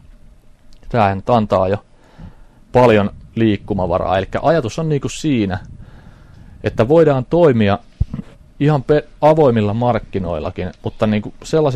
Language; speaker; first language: Finnish; native; Finnish